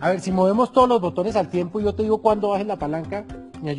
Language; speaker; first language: Spanish; native; Spanish